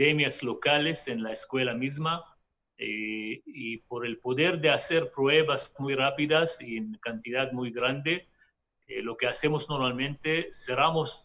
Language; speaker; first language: Spanish; non-native, fluent; Hebrew